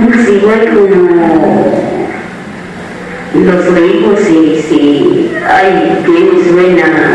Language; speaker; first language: Spanish; non-native, local second language; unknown